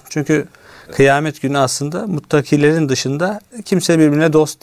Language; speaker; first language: Turkish; native; Turkish